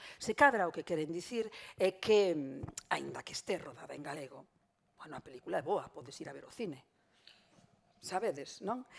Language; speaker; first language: Galician; non-native, local second language; Spanish